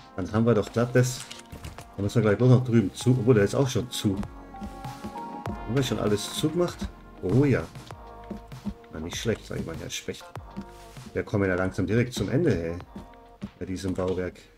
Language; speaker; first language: German; native; German